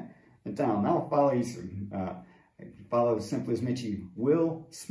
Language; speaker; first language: Portuguese; non-native, fluent; English